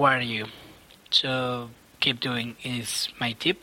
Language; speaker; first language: English; non-native, fluent; Spanish